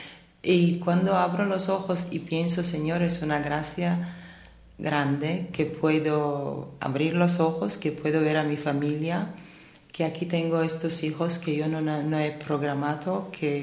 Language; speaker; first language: Spanish; non-native, fluent; Italian